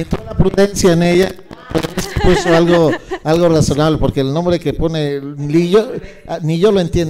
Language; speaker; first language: Spanish; native; Spanish